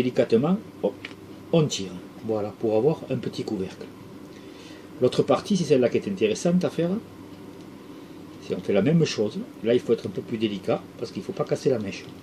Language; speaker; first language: French; native; French